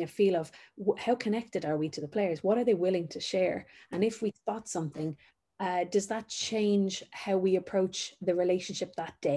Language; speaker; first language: English; native; English